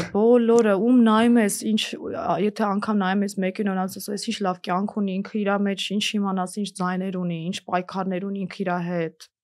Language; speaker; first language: Armenian; early bilingual, heritage; Armenian